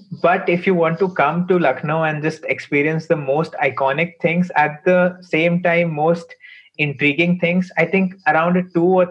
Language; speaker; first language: English; non-native, local second language; Hindi